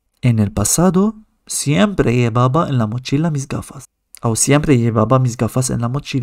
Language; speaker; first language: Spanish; non-native, fluent; Arabic